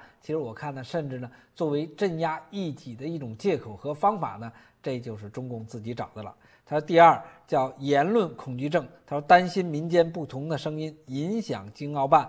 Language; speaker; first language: Chinese; native; Chinese